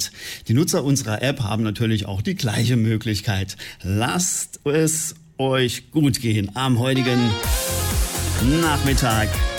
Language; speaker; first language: German; native; German